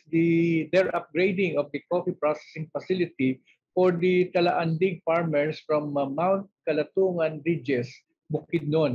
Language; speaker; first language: English; non-native, local second language; Filipino